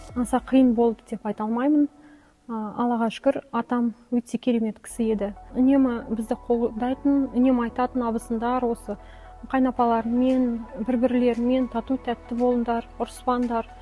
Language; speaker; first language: Kazakh; non-native, local second language; Russian